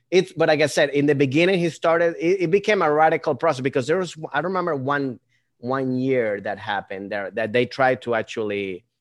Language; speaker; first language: English; early bilingual, other home language; Spanish